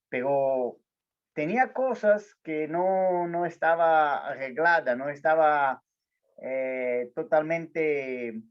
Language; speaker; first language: Spanish; non-native, fluent; Portuguese